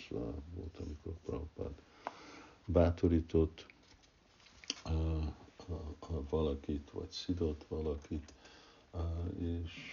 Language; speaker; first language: Hungarian; early bilingual, heritage; Hungarian